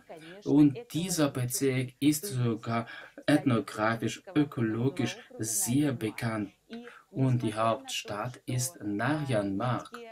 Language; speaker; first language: German; non-native, fluent; Russian